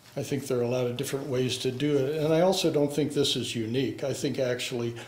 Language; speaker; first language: English; native; English